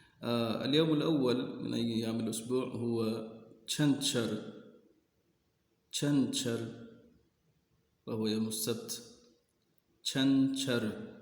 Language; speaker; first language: Arabic; non-native, fluent; Sindhi